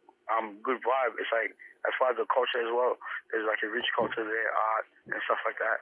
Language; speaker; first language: English; native; English